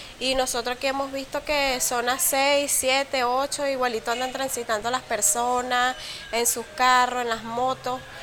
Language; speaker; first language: Spanish; native; Spanish